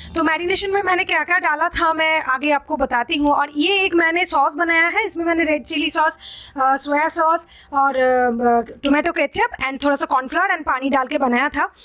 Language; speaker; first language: Hindi; non-native, local second language; Bangla